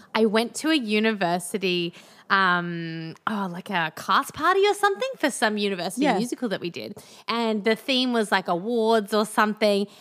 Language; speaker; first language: English; native; English